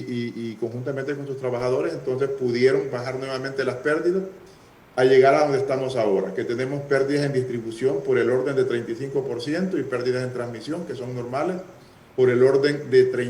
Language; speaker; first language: Spanish; native; Spanish